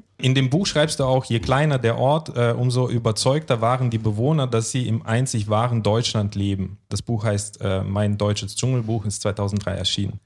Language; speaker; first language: German; early bilingual, other home language; Russian